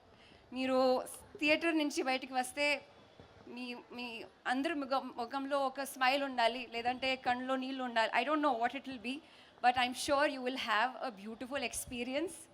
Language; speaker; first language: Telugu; non-native, learner; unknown